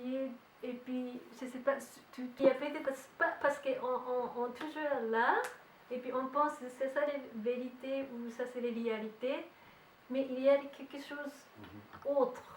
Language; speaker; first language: French; non-native, learner; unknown